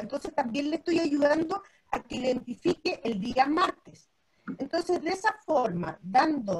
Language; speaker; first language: Spanish; native; Spanish